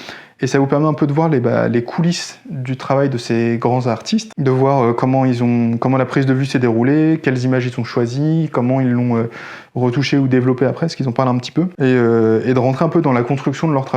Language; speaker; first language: French; native; French